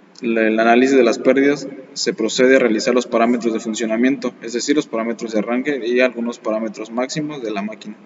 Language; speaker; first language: Spanish; native; Spanish